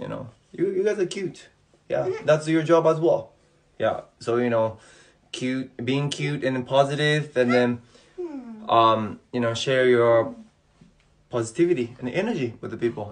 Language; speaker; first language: English; non-native, fluent; Japanese